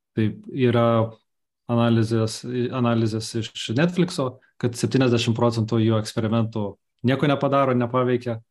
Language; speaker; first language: Lithuanian; non-native, local second language; Russian